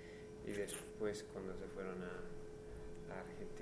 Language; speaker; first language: Spanish; non-native, fluent; English